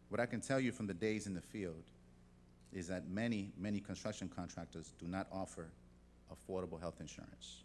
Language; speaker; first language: English; native; English